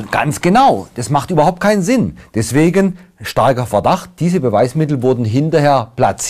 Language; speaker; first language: German; native; German